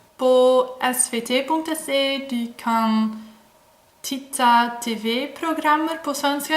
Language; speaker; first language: Swedish; non-native, learner; Dutch